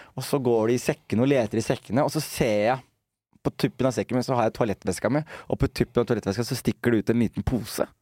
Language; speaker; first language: Norwegian; early bilingual, other home language; Somali